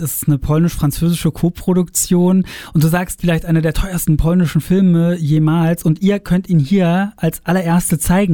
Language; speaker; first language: German; native; German